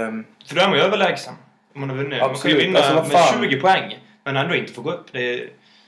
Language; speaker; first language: Swedish; native; Swedish